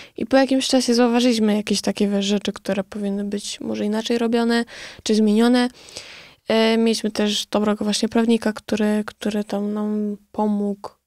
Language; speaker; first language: Polish; early bilingual, other home language; Romany